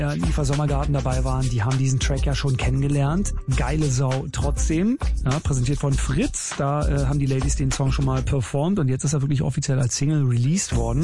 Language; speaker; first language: German; native; German